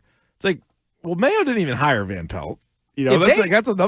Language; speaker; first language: English; native; English